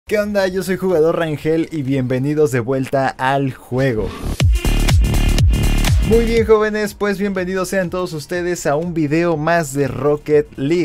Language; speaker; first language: Spanish; native; Spanish